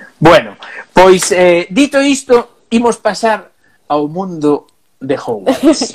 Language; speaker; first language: Galician; non-native, local second language; Spanish